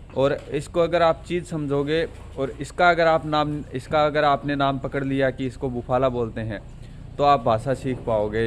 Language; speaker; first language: Hindi; native; Hindi